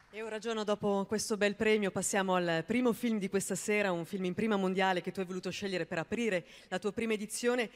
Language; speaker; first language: Italian; native; Italian